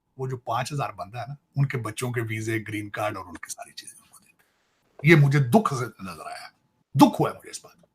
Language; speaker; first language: Urdu; non-native, local second language; Punjabi